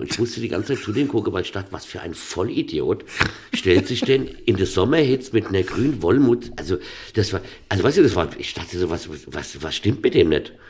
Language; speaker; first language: German; native; German